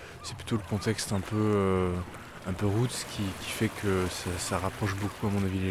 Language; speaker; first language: French; native; French